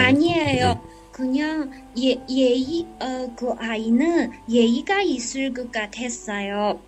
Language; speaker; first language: Korean; non-native, learner; Chinese